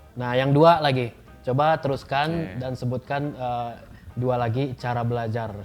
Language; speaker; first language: Indonesian; native; Indonesian